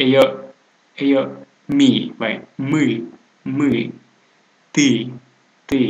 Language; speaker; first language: Finnish; non-native, fluent; Russian